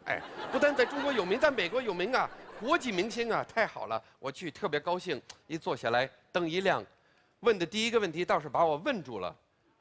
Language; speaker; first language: Chinese; non-native, fluent; English